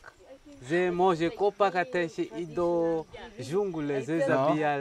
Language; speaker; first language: Polish; non-native, learner; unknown